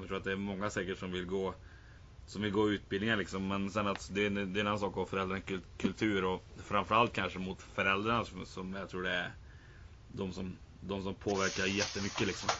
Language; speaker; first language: Swedish; native; Swedish